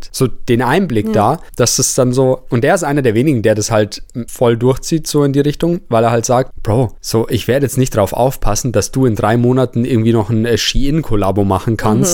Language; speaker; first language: German; native; German